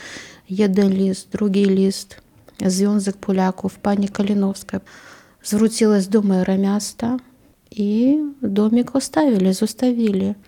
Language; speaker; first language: Polish; non-native, learner; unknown